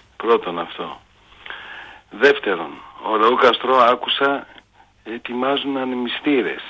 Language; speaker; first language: Greek; native; Greek